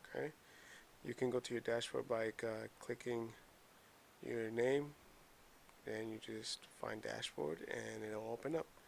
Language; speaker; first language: English; native; English